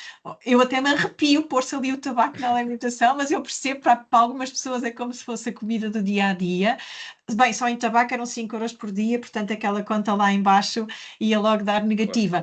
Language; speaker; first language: Portuguese; native; Portuguese